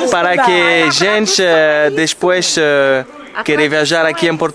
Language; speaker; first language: Portuguese; non-native, learner; French